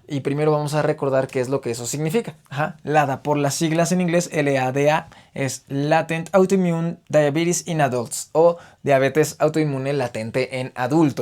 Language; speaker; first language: Spanish; native; Spanish